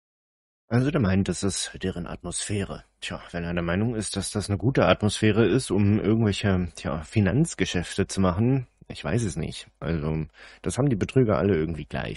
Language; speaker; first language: German; native; German